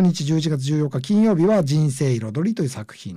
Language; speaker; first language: Japanese; native; Japanese